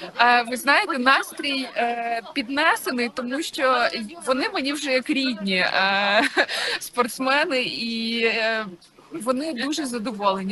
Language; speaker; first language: Ukrainian; native; Ukrainian